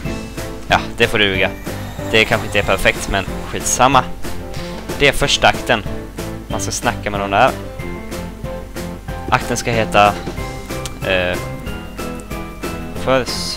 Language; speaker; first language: Swedish; native; Swedish